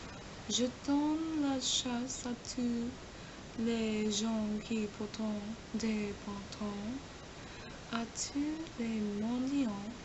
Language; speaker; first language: French; non-native, learner; English